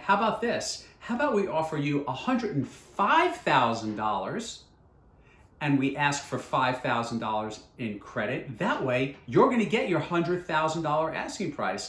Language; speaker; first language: English; native; English